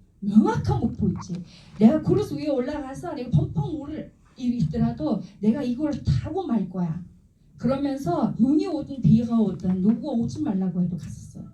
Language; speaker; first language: Korean; non-native, fluent; Mongolian